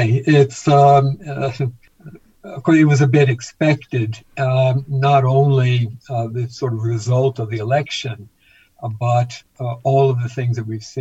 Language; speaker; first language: English; native; English